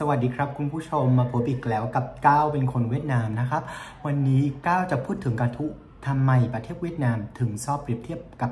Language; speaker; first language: Thai; non-native, fluent; Vietnamese